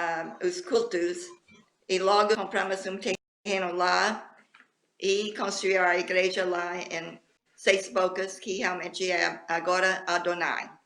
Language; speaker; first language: Portuguese; non-native, fluent; English